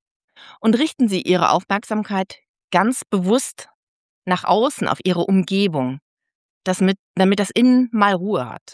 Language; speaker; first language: German; native; German